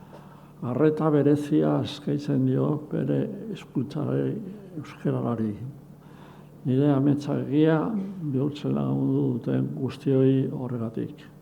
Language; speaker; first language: Basque; non-native, local second language; Spanish